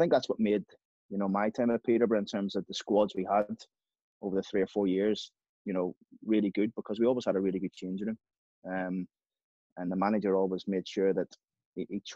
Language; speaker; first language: English; native; English